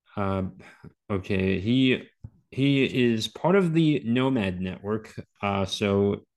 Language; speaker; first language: English; native; English